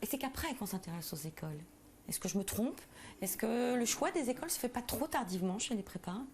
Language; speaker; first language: French; native; French